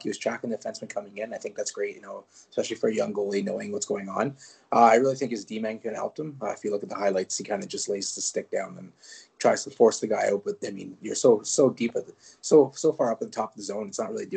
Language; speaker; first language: English; non-native, fluent; French